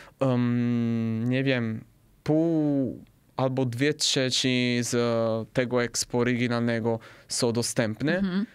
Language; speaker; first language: Polish; non-native, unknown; Italian